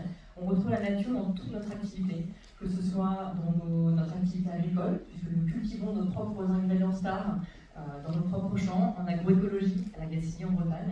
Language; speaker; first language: French; native; French